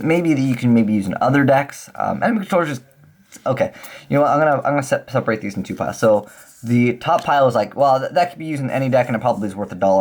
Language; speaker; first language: English; native; English